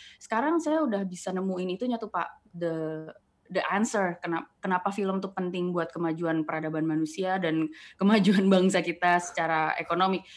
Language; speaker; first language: Indonesian; native; Indonesian